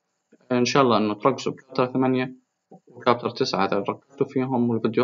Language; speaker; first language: Arabic; native; Arabic